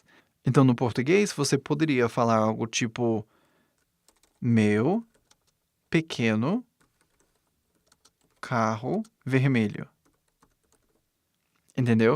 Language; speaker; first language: Portuguese; non-native, fluent; English